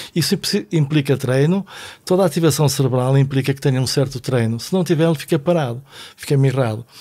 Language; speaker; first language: Portuguese; native; Portuguese